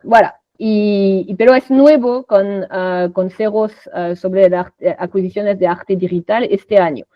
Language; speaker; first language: Spanish; non-native, fluent; French